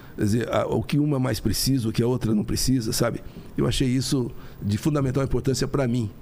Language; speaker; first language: Portuguese; native; Portuguese